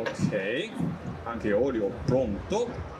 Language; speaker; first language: Italian; non-native, learner; Chinese